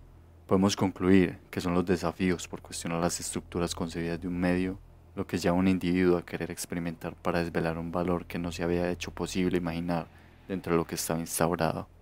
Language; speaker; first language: Spanish; native; Spanish